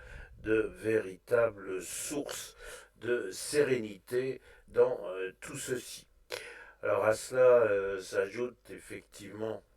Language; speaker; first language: French; native; French